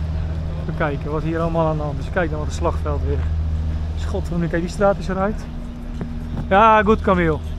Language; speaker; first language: Dutch; native; Dutch